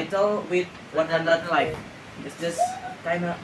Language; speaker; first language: English; non-native, learner; Indonesian